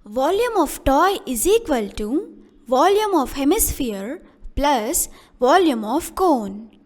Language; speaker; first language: English; non-native, local second language; Kannada